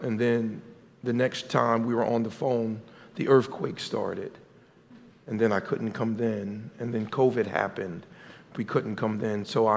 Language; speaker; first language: English; native; English